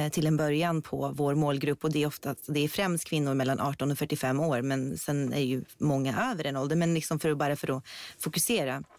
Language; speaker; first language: Swedish; early bilingual, other home language; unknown